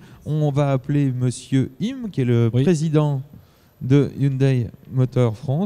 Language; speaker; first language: French; native; French